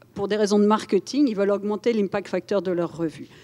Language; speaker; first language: French; native; French